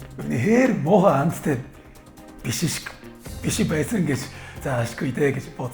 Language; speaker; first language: Mongolian; non-native, learner; Korean